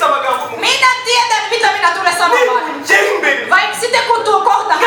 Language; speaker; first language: Finnish; non-native, learner; Kinyarwanda